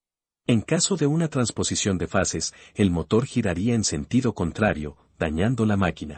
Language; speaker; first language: Spanish; native; Spanish